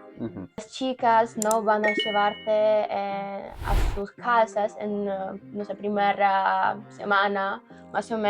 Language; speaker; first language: Spanish; non-native, learner; Ukrainian